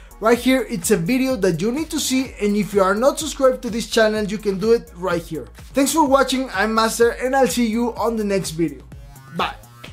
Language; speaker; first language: English; non-native, fluent; Spanish